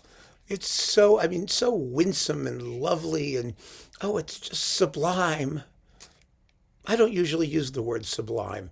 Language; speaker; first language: English; native; English